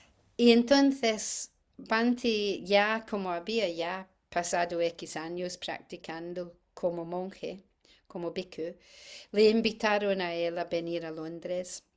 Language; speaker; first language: Spanish; non-native, fluent; English